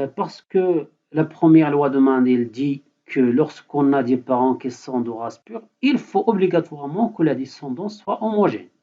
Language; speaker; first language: French; non-native, local second language; Arabic